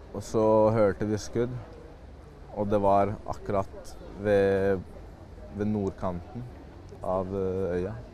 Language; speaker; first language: Norwegian; early bilingual, other home language; Chechen